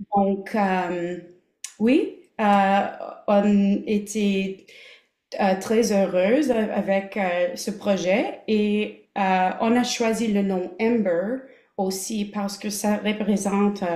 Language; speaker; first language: French; non-native, local second language; English